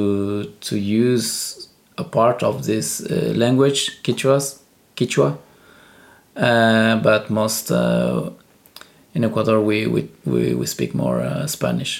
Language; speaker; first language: English; non-native, learner; Spanish